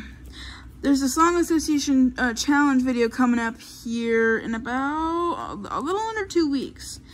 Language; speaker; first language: English; native; English